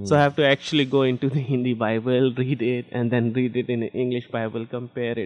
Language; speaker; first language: English; non-native, local second language; Hindi